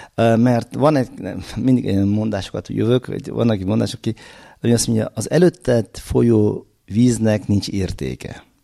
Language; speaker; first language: Hungarian; non-native, fluent; Turkish